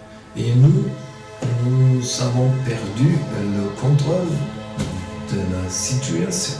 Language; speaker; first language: French; non-native, fluent; German